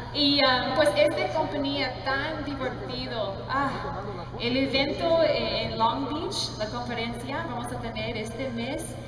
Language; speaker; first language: Spanish; non-native, learner; English